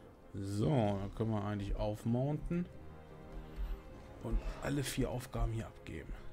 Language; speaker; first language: German; native; German